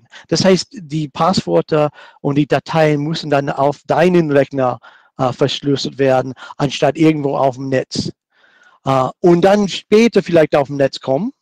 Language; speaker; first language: German; non-native, fluent; English